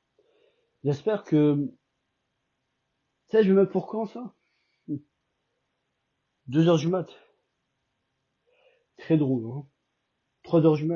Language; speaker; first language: French; non-native, fluent; Albanian